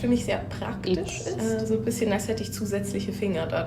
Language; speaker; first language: German; native; German